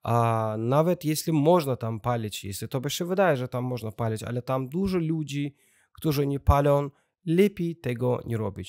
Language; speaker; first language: Polish; non-native, learner; Russian